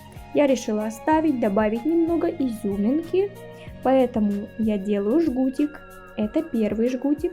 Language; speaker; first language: Russian; native; Russian